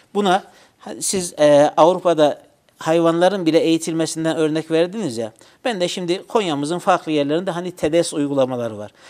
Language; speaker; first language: Turkish; native; Turkish